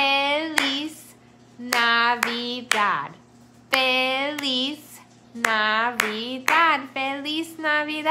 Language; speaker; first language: Spanish; non-native, learner; English